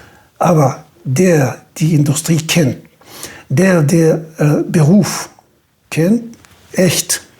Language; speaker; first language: German; non-native, fluent; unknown